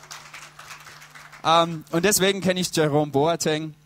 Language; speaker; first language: German; non-native, fluent; English